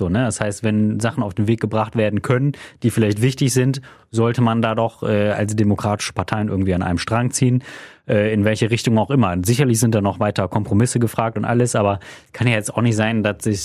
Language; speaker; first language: German; native; German